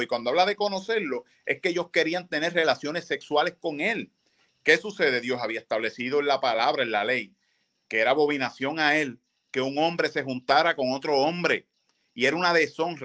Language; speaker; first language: Spanish; native; Spanish